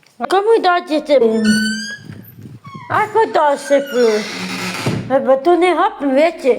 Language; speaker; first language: Slovak; non-native, local second language; Romany